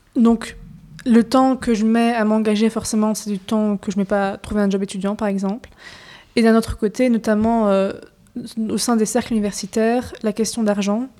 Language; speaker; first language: French; native; French